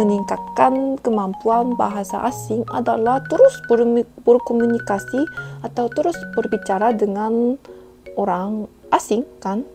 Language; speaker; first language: Indonesian; non-native, fluent; Korean